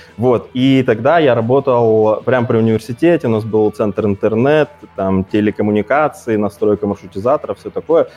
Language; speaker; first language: Russian; native; Russian